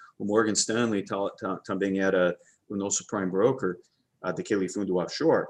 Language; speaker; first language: Portuguese; non-native, fluent; English